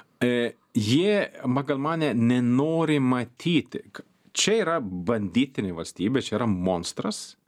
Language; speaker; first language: Lithuanian; non-native, fluent; Swedish